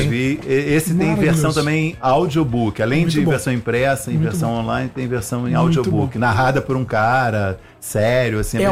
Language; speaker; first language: Portuguese; native; Portuguese